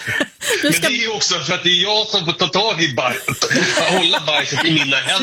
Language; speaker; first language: Swedish; native; Swedish